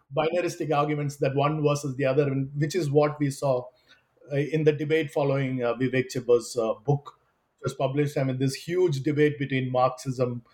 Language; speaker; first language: English; non-native, local second language; Malayalam